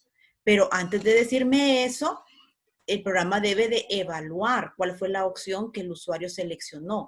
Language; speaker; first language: Spanish; native; Spanish